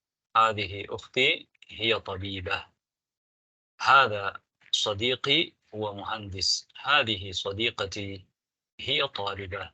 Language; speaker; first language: Arabic; non-native, fluent; Tamil